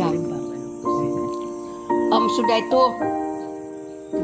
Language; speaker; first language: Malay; non-native, local second language; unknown